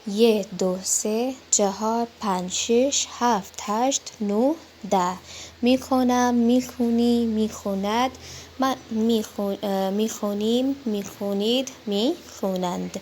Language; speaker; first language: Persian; non-native, learner; Urdu